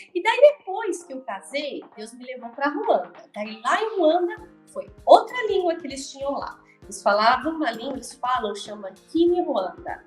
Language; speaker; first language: Portuguese; native; Portuguese